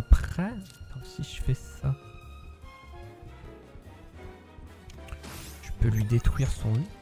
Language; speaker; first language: French; native; French